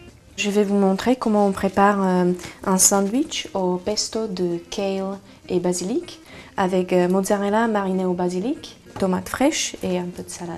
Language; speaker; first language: French; non-native, fluent; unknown